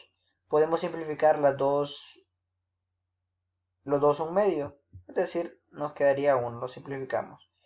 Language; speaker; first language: Spanish; native; Spanish